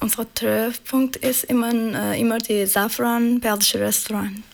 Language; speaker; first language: German; non-native, learner; Persian